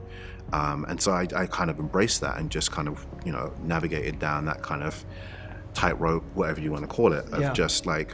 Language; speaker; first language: English; native; English